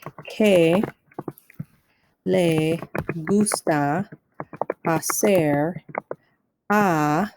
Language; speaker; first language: Spanish; non-native, fluent; English